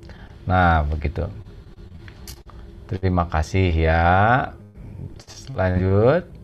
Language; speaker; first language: Indonesian; native; Indonesian